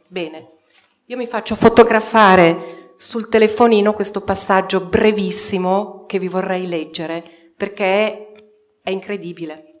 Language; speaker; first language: Italian; native; Italian